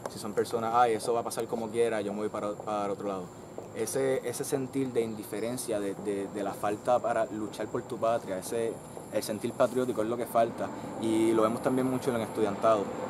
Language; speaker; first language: Spanish; native; Spanish